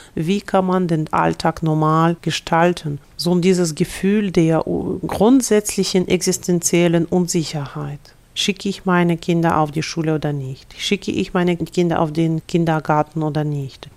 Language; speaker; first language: German; non-native, fluent; Ukrainian